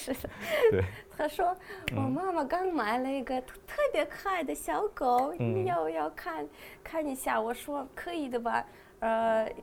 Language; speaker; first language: Chinese; non-native, fluent; Russian